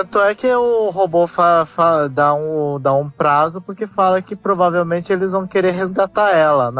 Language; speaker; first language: Portuguese; native; Portuguese